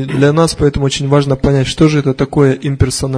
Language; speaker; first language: Russian; native; Russian